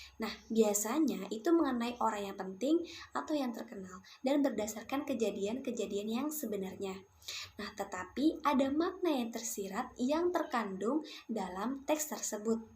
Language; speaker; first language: Indonesian; native; Indonesian